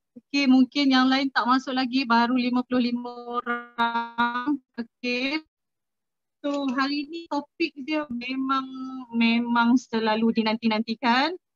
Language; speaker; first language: Malay; native; Malay